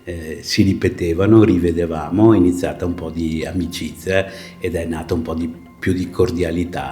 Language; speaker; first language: Italian; native; Italian